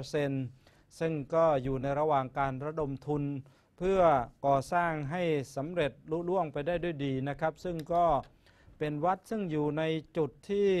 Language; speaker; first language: Thai; native; Thai